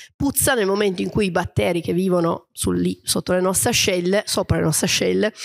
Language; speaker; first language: Italian; native; Italian